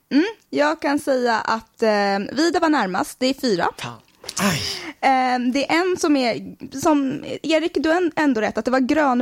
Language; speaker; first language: Swedish; native; Swedish